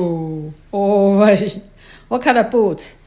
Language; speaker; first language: English; non-native, learner; Chinese